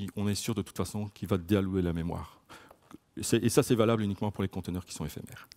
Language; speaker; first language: French; native; French